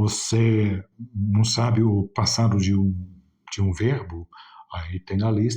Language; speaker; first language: Portuguese; non-native, fluent; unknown